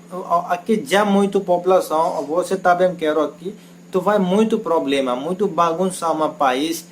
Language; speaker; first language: Portuguese; non-native, learner; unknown